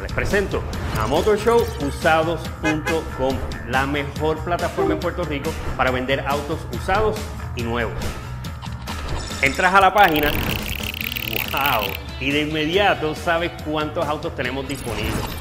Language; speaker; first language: Spanish; native; Spanish